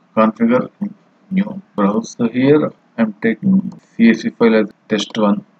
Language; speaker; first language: English; non-native, local second language; Telugu